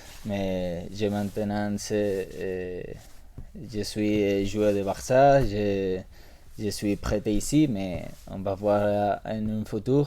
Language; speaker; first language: French; non-native, learner; Spanish